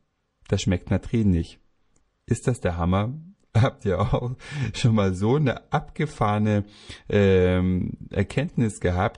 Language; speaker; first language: German; native; German